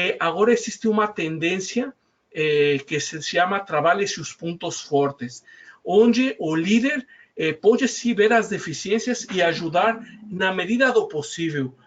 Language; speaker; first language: Portuguese; non-native, fluent; Spanish